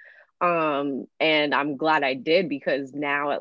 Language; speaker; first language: English; native; English